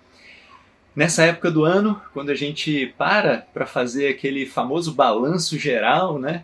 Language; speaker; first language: Portuguese; native; Portuguese